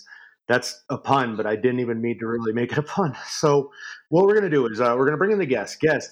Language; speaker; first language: English; native; English